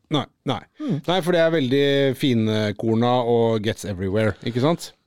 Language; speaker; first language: Norwegian; native; Norwegian